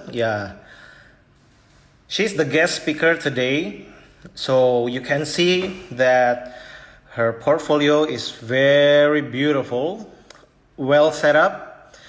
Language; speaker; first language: English; non-native, fluent; Indonesian